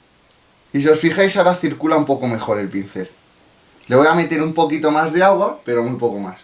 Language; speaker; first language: Spanish; native; Spanish